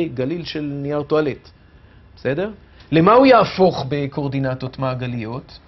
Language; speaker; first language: Hebrew; native; Hebrew